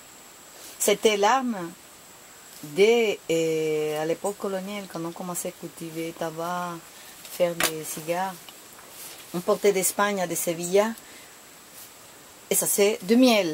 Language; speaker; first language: French; non-native, fluent; Spanish